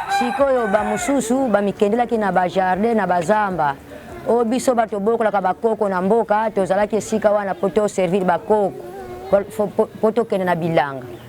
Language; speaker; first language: Lingala; non-native, local second language; Kongo